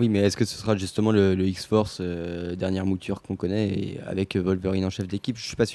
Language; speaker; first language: French; native; French